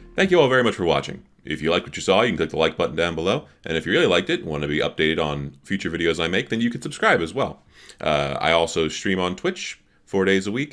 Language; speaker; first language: English; native; English